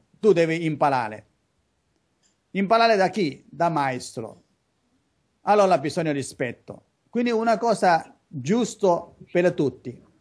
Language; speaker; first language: Italian; non-native, learner; Chinese